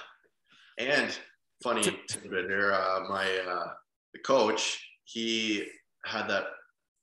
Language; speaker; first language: English; native; English